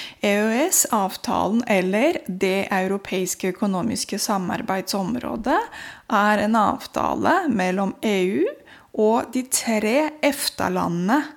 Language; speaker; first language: Norwegian; non-native, fluent; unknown